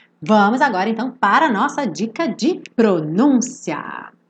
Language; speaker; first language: Portuguese; native; Portuguese